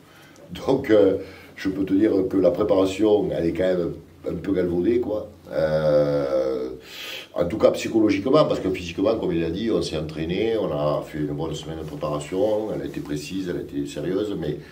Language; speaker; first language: French; native; French